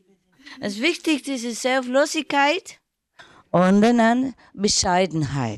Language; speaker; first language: German; non-native, learner; Vietnamese